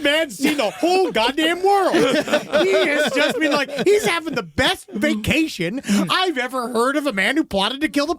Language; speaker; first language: English; native; English